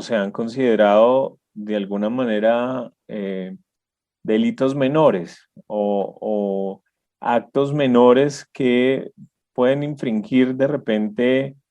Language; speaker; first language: Spanish; native; Spanish